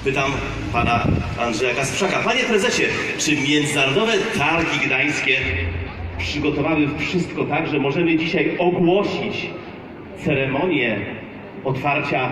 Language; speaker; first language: Polish; native; Polish